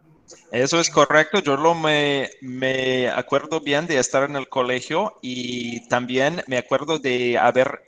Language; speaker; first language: Spanish; non-native, fluent; English